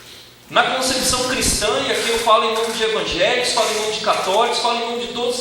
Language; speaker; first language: Portuguese; native; Portuguese